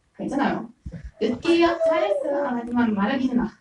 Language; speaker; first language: Korean; non-native, learner; German